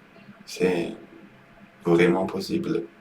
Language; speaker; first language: French; non-native, learner; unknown